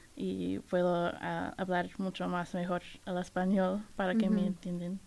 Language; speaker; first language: Spanish; non-native, fluent; English